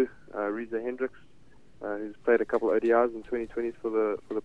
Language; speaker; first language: English; native; English